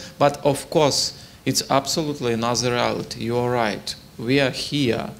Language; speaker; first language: English; non-native, learner; Ukrainian